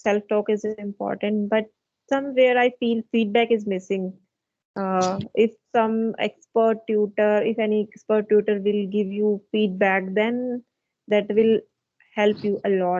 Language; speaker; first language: English; non-native, fluent; Hindi